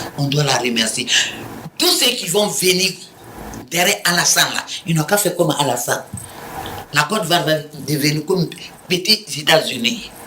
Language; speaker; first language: French; non-native, local second language; Mandingo